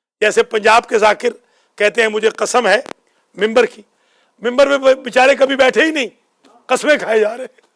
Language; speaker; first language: Urdu; native; Urdu